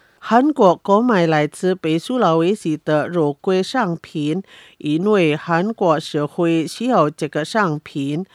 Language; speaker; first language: Chinese; early bilingual, heritage; Chinese